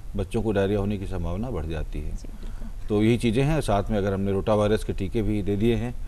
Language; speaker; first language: Hindi; native; Hindi